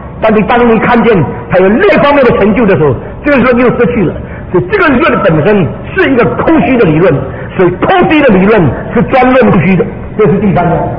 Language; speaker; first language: Chinese; early bilingual, heritage; Chinese